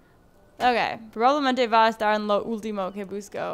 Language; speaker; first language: Spanish; non-native, learner; English